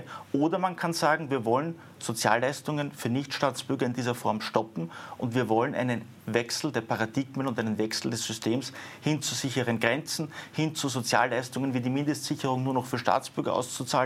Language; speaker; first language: German; native; German